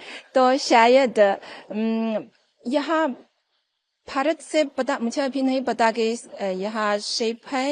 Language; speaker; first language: Hindi; non-native, fluent; Chinese